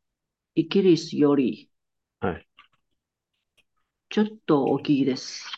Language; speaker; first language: Japanese; non-native, learner; Chinese